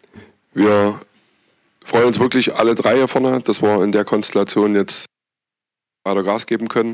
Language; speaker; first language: German; native; German